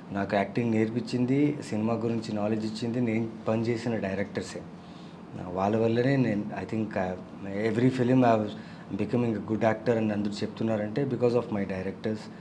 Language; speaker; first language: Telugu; non-native, local second language; Tamil